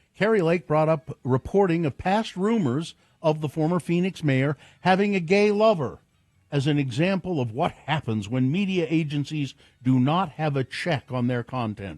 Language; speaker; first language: English; native; English